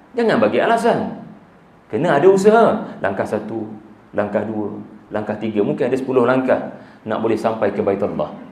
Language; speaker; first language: Malay; native; Malay